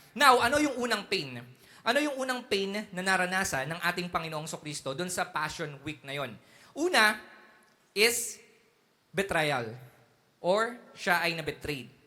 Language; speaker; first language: Filipino; native; Filipino